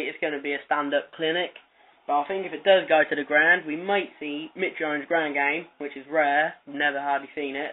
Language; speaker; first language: English; native; English